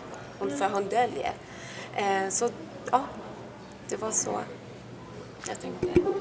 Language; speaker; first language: Swedish; non-native, fluent; Persian